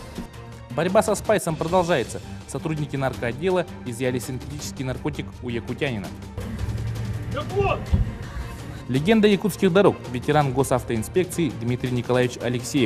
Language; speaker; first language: Russian; native; Russian